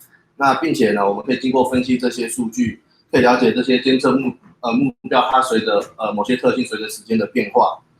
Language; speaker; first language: Chinese; native; Chinese